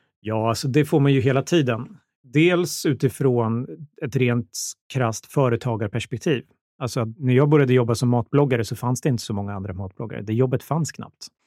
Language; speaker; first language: Swedish; native; Swedish